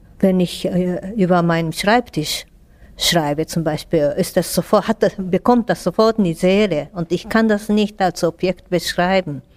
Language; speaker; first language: German; non-native, fluent; Japanese